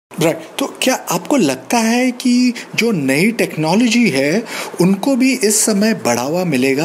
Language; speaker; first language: Hindi; native; Hindi